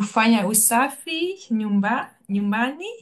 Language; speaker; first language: Swahili; non-native, learner; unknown